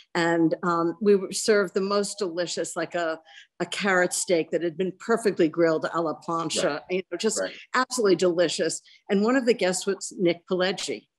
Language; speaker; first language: English; native; English